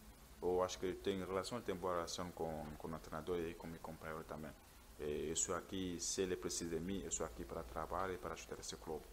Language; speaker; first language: Portuguese; non-native, learner; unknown